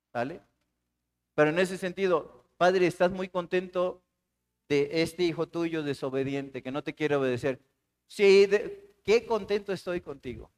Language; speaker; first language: Spanish; native; Spanish